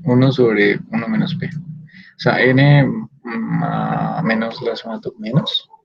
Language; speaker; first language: Spanish; native; Spanish